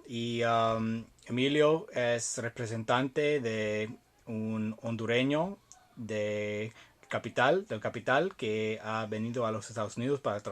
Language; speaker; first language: Spanish; non-native, fluent; English